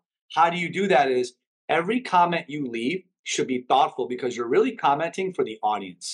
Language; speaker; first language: English; early bilingual, other home language; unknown